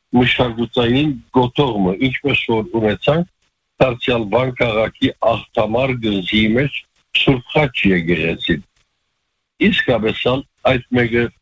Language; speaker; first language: Armenian; early bilingual, heritage; Armenian